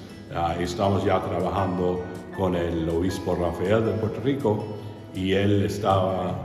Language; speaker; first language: Spanish; non-native, fluent; English